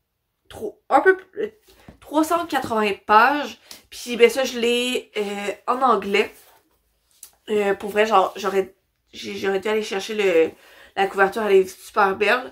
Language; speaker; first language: French; native; French